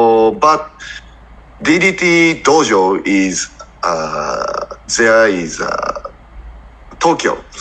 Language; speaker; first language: English; non-native, learner; Japanese